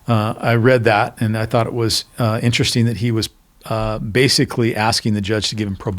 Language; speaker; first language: English; native; English